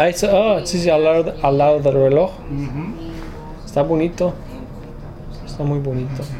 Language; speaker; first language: Spanish; early bilingual, other home language; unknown